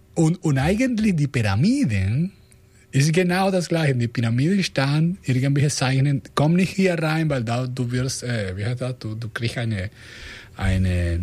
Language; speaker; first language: German; non-native, fluent; Spanish